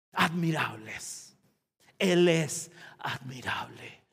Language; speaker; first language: Spanish; native; Spanish